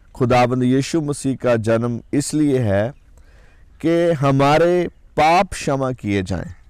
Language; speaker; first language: Hindi; non-native, local second language; Punjabi